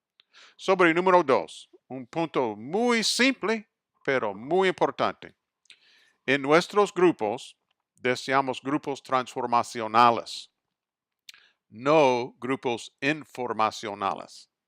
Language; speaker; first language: Spanish; non-native, fluent; English